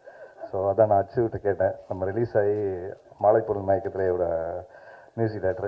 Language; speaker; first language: Tamil; native; Tamil